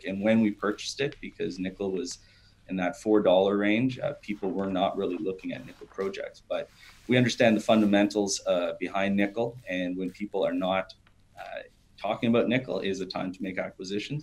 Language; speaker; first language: English; native; English